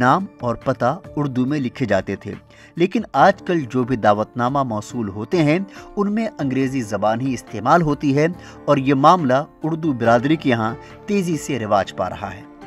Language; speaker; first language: Hindi; native; Hindi